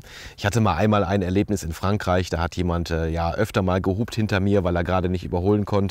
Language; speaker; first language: German; native; German